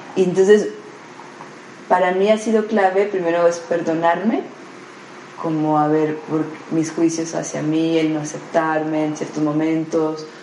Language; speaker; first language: Spanish; native; Spanish